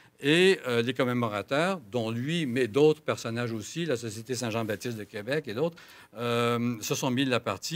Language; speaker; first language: French; native; French